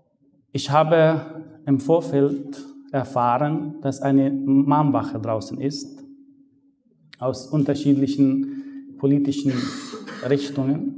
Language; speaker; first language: German; non-native, fluent; Arabic